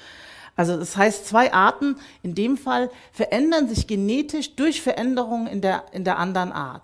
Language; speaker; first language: German; native; German